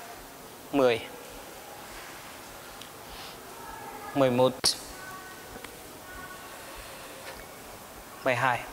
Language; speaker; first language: Vietnamese; non-native, learner; Hindi